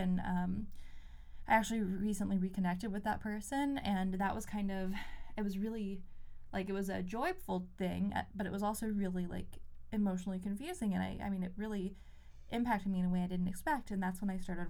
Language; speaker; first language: English; native; English